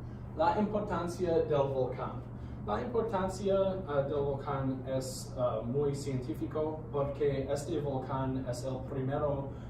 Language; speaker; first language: Spanish; non-native, learner; English